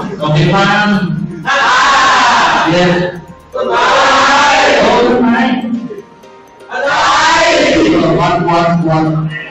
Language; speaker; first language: English; non-native, fluent; Thai